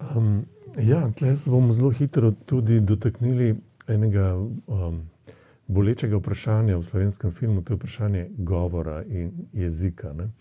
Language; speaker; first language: Slovenian; native; Slovenian